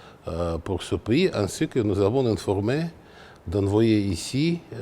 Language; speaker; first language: French; non-native, fluent; Russian